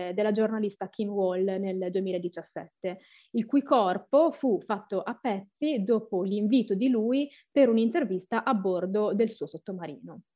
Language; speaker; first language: Italian; native; Italian